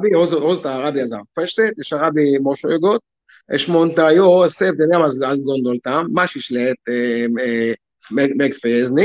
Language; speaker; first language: Hungarian; non-native, learner; Hebrew